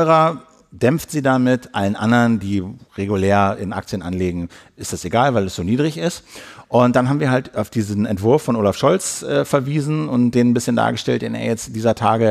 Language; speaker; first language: German; native; German